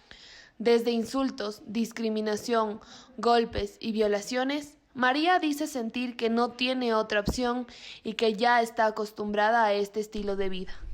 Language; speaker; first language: Spanish; native; Spanish